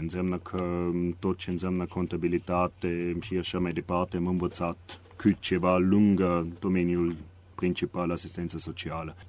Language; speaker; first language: Romanian; non-native, fluent; German